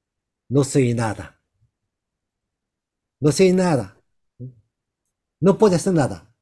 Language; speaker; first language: Spanish; non-native, learner; Korean